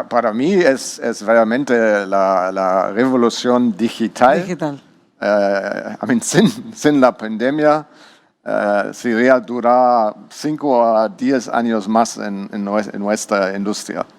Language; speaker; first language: Spanish; non-native, learner; German